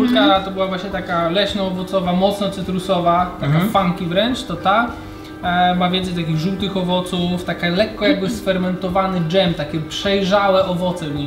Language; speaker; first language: Polish; native; Polish